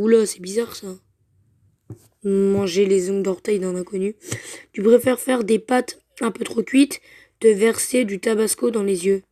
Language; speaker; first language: French; native; French